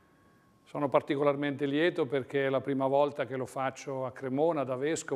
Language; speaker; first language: Italian; native; Italian